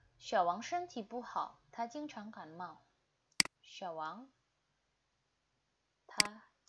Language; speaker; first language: Chinese; non-native, fluent; Indonesian